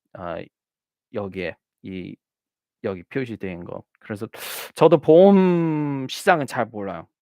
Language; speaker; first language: Korean; early bilingual, heritage; Korean